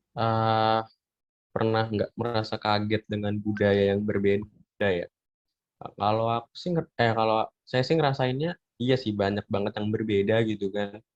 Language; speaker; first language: Indonesian; native; Indonesian